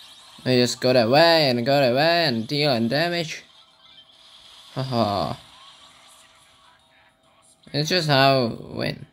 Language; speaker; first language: English; non-native, learner; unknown